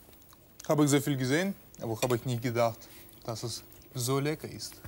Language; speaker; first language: German; non-native, learner; Russian